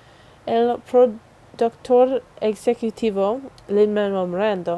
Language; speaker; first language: Spanish; non-native, learner; English